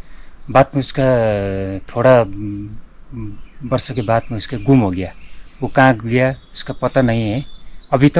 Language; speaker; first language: Hindi; non-native, local second language; Nepali